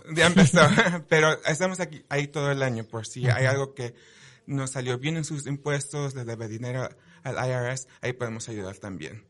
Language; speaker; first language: Spanish; early bilingual, heritage; Spanish